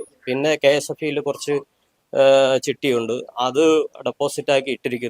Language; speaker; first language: Malayalam; native; Malayalam